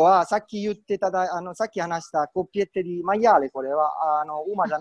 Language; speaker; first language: Japanese; non-native, fluent; Italian